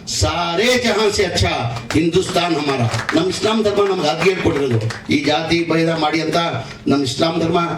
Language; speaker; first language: Kannada; non-native, local second language; Urdu